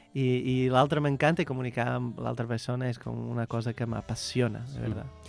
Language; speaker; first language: Catalan; non-native, fluent; Portuguese